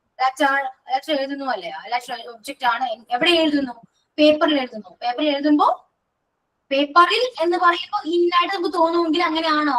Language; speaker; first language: Malayalam; native; Malayalam